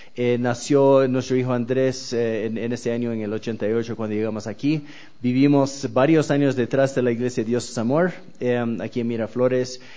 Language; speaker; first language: Spanish; non-native, fluent; English